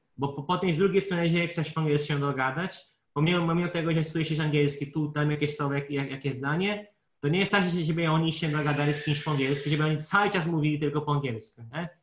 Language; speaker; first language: Polish; non-native, fluent; Portuguese